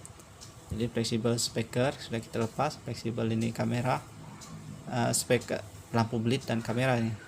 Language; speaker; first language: Indonesian; native; Indonesian